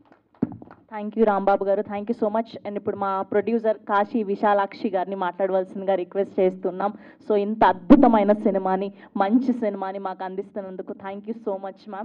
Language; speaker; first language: Telugu; native; Telugu